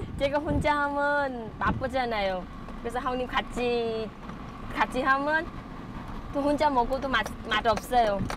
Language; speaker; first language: Korean; non-native, learner; Vietnamese